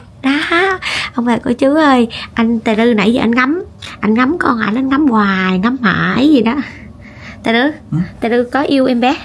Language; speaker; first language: Vietnamese; native; Vietnamese